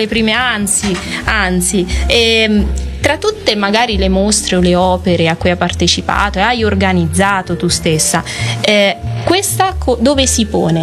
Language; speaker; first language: Italian; native; Italian